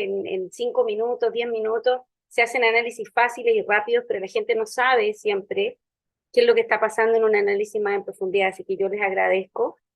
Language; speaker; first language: Spanish; native; Spanish